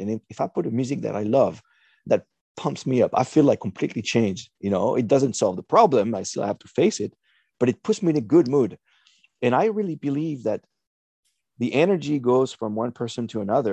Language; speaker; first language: English; non-native, fluent; French